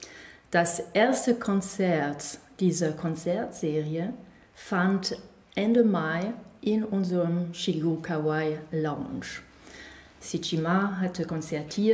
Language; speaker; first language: German; non-native, fluent; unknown